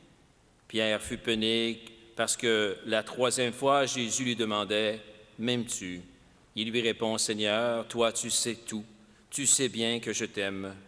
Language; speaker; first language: French; native; French